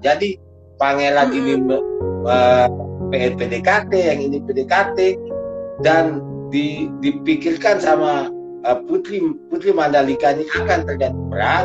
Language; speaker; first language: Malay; non-native, local second language; Sasak